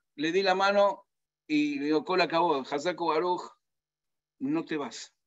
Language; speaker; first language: Spanish; native; Spanish